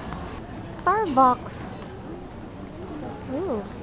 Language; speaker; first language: English; non-native, local second language; Filipino